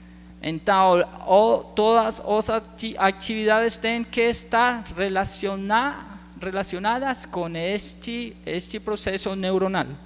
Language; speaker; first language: Portuguese; non-native, learner; Spanish